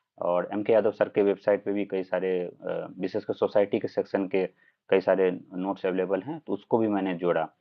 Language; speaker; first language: Hindi; non-native, local second language; Maithili